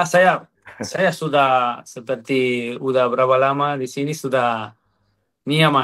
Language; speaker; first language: Indonesian; non-native, fluent; Spanish